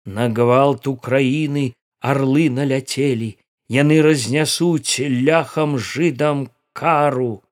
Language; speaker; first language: Belarusian; native; Belarusian